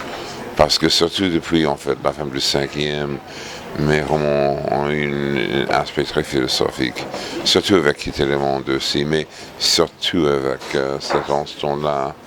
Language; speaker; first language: French; non-native, fluent; English